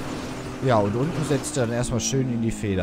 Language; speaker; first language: German; native; German